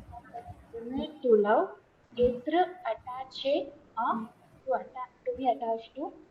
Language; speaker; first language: French; non-native, learner; Tamil